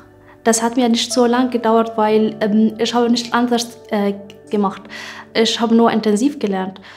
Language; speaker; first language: German; non-native, fluent; Arabic